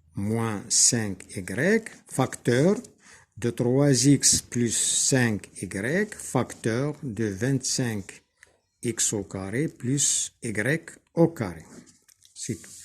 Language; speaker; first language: French; non-native, local second language; Arabic